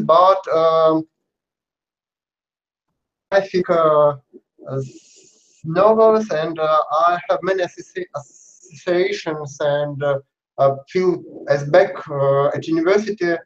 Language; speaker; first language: English; non-native, learner; Russian